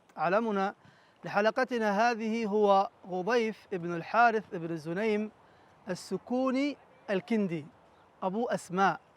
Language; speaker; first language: Arabic; native; Arabic